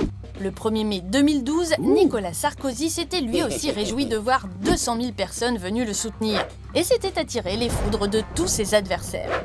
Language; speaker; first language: French; native; French